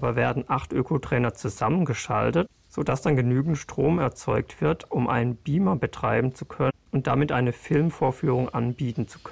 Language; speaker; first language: German; native; German